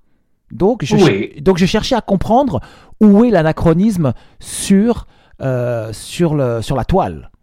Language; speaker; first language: French; native; French